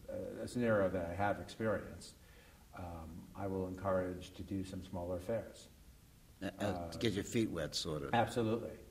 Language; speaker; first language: English; native; English